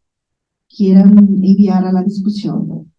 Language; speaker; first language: Spanish; non-native, fluent; Portuguese